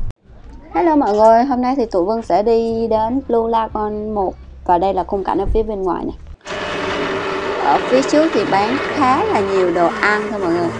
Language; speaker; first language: Vietnamese; native; Vietnamese